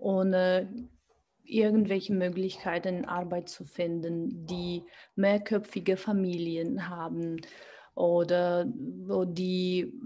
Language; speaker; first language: German; non-native, fluent; Georgian